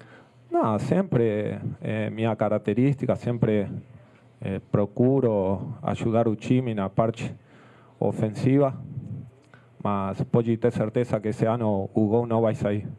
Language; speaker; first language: Portuguese; non-native, fluent; Spanish